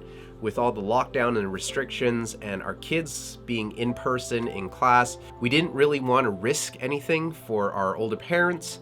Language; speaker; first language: English; native; English